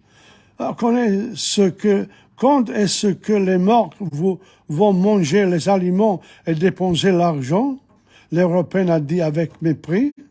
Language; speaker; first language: French; non-native, fluent; English